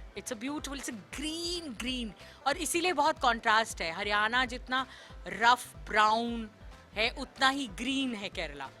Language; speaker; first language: Hindi; native; Hindi